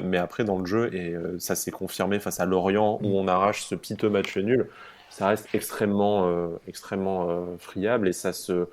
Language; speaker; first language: French; native; French